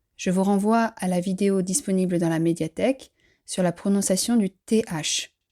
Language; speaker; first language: French; native; French